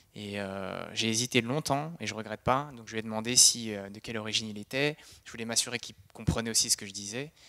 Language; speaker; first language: French; native; French